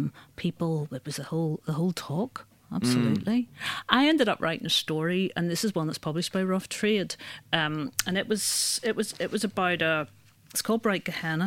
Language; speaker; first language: English; native; English